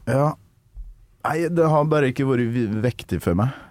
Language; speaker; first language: Norwegian; native; Norwegian